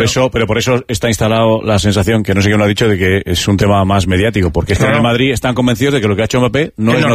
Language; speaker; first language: Spanish; native; Spanish